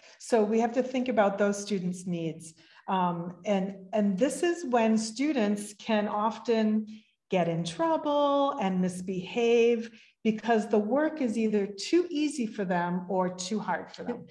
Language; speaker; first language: English; native; English